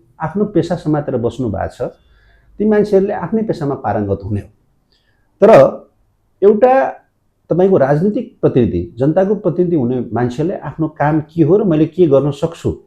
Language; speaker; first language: Nepali; native; Nepali